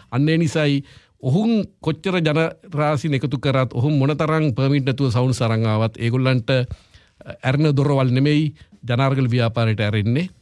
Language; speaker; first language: Sinhala; native; Sinhala